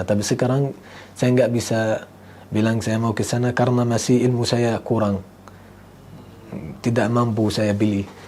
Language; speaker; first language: Indonesian; non-native, learner; Arabic